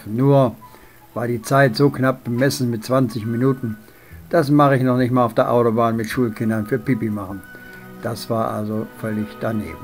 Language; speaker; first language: German; native; German